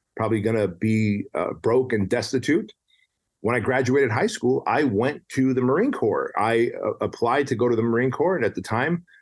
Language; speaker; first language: English; early bilingual, other home language; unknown